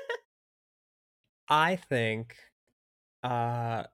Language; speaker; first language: English; native; English